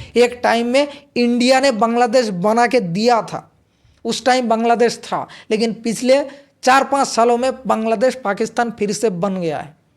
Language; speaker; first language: Hindi; non-native, local second language; Bangla